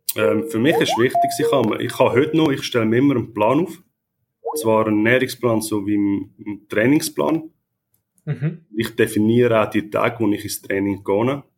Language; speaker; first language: German; early bilingual, other home language; Italian